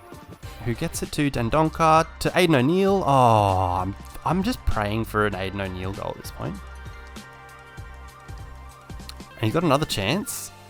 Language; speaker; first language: English; native; English